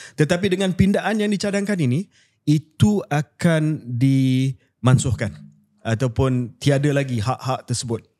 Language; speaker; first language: Malay; native; Malay